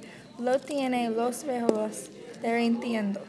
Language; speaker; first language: Spanish; non-native, learner; English